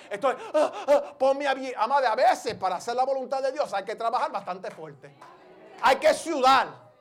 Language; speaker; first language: Spanish; early bilingual, heritage; Spanish